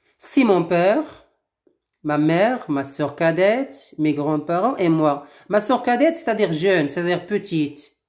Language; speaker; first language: French; non-native, local second language; Arabic